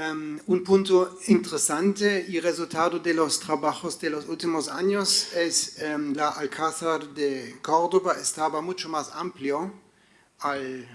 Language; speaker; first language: Spanish; non-native, fluent; German